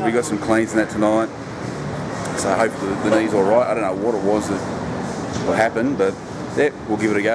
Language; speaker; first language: English; native; English